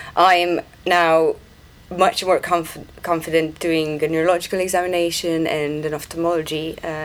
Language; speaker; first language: English; non-native, fluent; Romanian